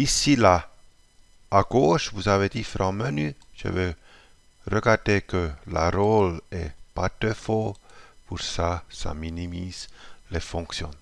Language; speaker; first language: French; non-native, local second language; German